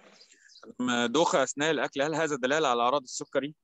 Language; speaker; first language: Arabic; native; Arabic